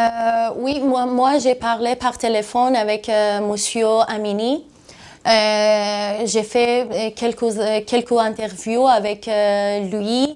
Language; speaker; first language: French; non-native, learner; Persian